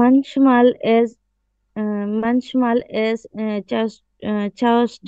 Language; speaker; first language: German; non-native, learner; Bangla